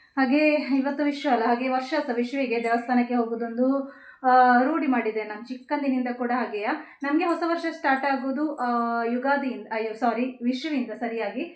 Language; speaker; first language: Kannada; native; Kannada